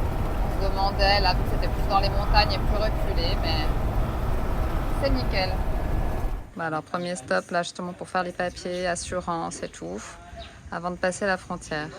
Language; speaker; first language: French; native; French